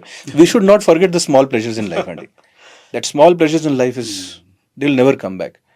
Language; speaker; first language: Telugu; non-native, fluent; Hindi